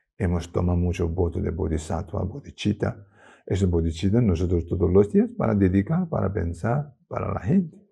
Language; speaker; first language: Spanish; non-native, learner; Tibetan